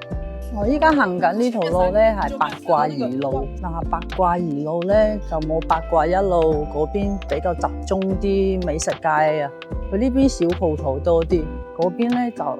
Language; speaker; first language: Chinese; non-native, local second language; Hakka Chinese